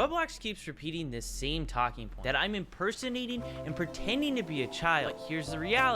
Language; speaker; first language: English; native; English